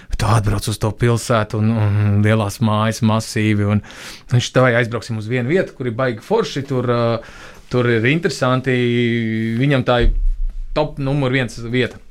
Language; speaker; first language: Latvian; native; Latvian